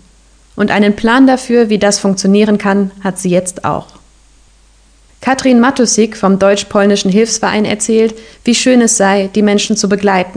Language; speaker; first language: German; native; German